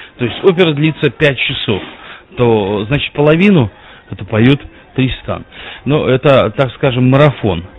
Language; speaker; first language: Russian; native; Russian